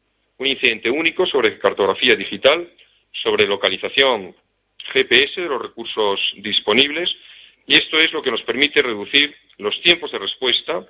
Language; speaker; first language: Spanish; native; Spanish